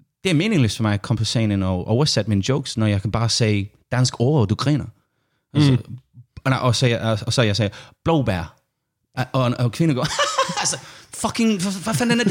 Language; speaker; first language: Danish; non-native, learner; English